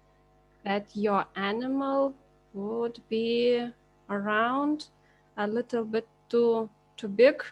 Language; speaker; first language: English; non-native, learner; Lithuanian